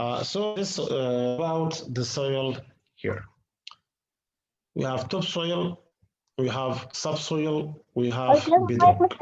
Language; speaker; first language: English; non-native, fluent; Arabic